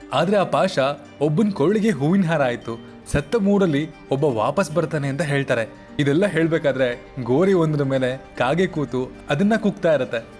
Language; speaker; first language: Kannada; native; Kannada